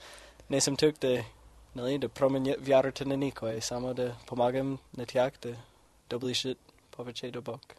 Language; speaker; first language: Bulgarian; non-native, fluent; English